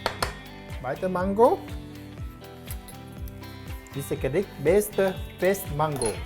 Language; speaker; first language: German; non-native, learner; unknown